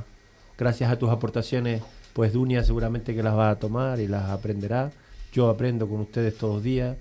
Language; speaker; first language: Spanish; native; Spanish